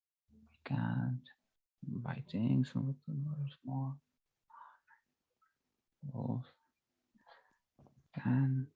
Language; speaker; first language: English; non-native, learner; Spanish